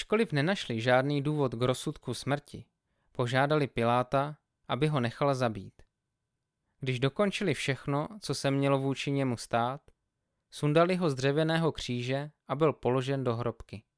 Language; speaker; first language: Czech; native; Czech